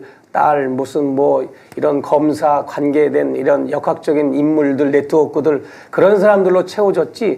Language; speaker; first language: Korean; native; Korean